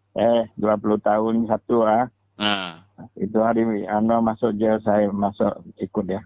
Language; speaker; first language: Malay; non-native, local second language; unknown